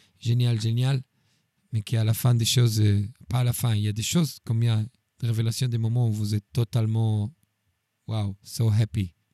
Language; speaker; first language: French; non-native, fluent; Hebrew